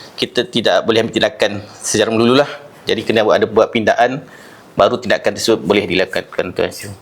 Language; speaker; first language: Malay; native; Malay